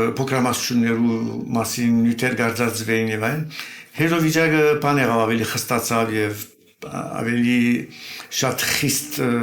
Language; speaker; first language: Armenian; early bilingual, heritage; Armenian